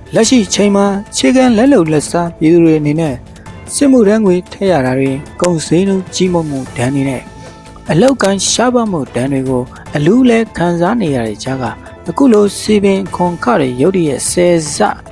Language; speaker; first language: Burmese; native; Burmese